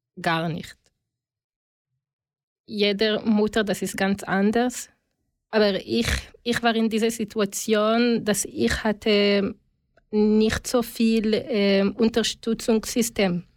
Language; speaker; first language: German; non-native, learner; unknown